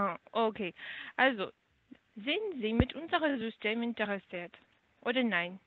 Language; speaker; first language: German; non-native, learner; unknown